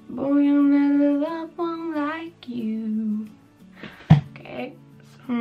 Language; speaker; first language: English; non-native, fluent; Swedish